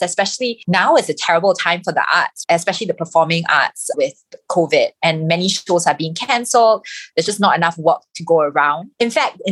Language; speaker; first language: English; native; English